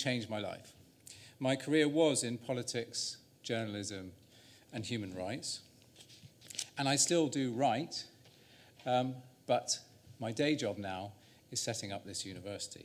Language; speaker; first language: English; native; English